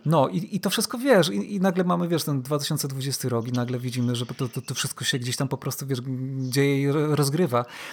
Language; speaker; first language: Polish; native; Polish